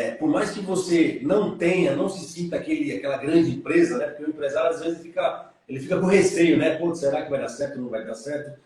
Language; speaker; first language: Portuguese; native; Portuguese